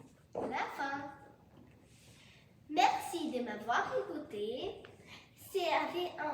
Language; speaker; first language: French; non-native, learner; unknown